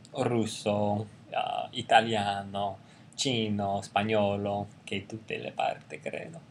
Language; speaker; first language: Italian; non-native, learner; English